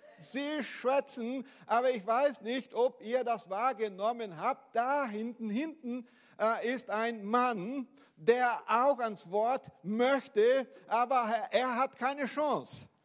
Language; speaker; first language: German; non-native, fluent; Portuguese